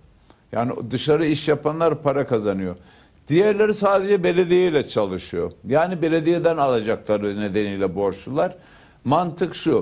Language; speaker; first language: Turkish; native; Turkish